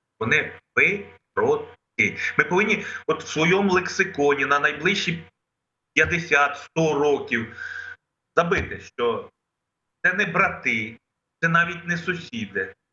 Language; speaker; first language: Ukrainian; non-native, local second language; Russian